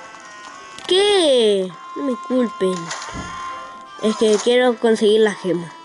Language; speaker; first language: Spanish; native; Spanish